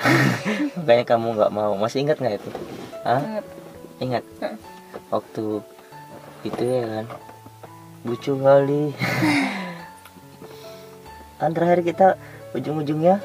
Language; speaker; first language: Indonesian; native; Indonesian